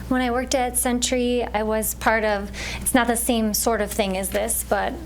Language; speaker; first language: English; native; English